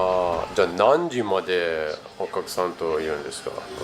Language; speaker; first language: Japanese; non-native, learner; English